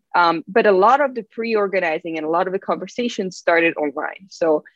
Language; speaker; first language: English; non-native, fluent; Italian